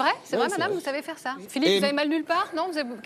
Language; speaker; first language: French; native; French